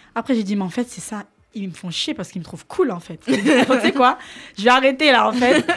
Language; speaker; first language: French; non-native, local second language; Lingala